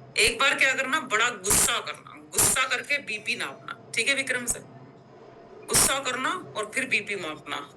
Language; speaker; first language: Hindi; non-native, local second language; Gujarati